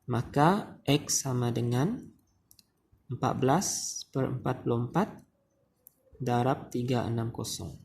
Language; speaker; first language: Malay; native; Malay